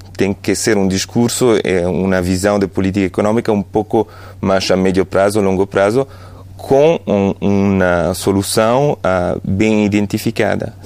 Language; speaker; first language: Portuguese; non-native, fluent; Italian